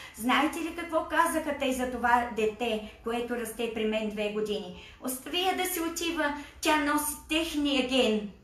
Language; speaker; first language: Bulgarian; native; Bulgarian